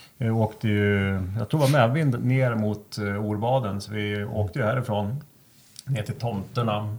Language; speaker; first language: Swedish; native; Swedish